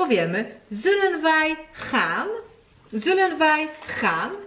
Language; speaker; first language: Dutch; non-native, fluent; Polish